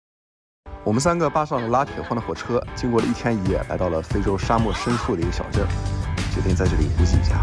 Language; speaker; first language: Chinese; native; Chinese